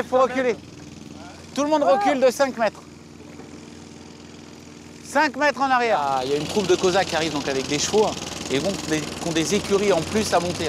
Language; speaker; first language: French; native; French